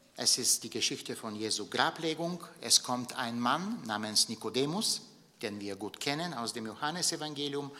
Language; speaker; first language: German; non-native, fluent; Bulgarian